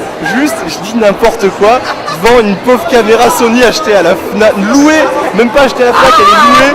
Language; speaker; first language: French; native; French